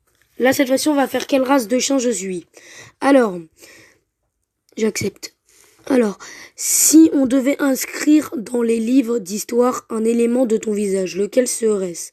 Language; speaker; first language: French; native; French